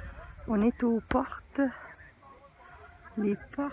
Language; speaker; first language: French; native; French